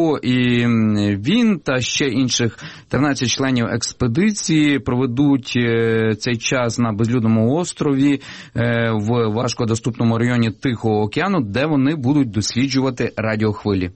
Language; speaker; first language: Ukrainian; native; Ukrainian